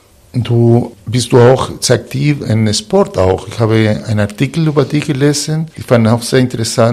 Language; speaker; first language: German; non-native, fluent; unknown